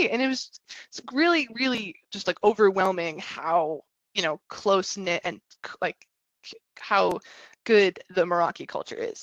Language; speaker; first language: English; native; English